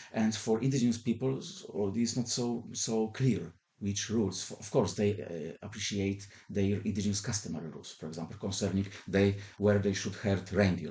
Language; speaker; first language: English; non-native, fluent; Polish